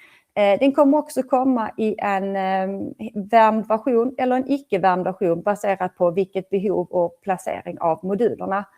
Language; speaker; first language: Swedish; native; Swedish